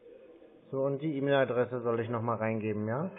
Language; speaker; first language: German; native; German